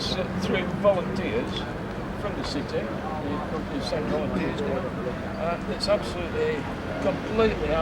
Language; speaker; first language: English; native; English